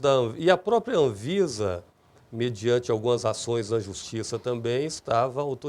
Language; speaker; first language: Portuguese; native; Portuguese